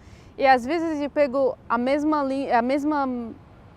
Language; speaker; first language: Portuguese; non-native, fluent; Arabic